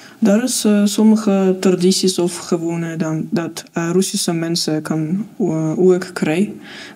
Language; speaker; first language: Dutch; non-native, learner; Russian